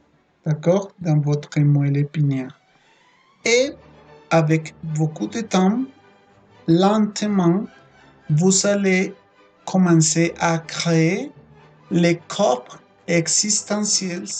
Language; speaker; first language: French; non-native, fluent; Spanish